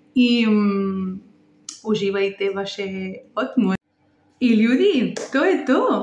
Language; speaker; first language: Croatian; non-native, learner; Spanish